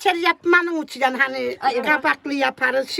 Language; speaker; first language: Turkish; native; Turkish